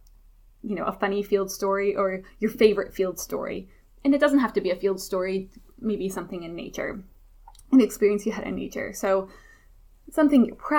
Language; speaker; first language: English; native; English